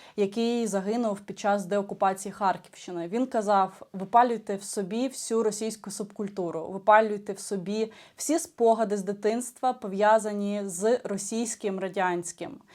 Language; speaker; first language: Ukrainian; non-native, local second language; Russian